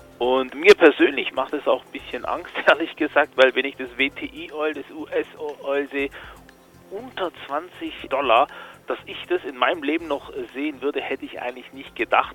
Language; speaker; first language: German; native; German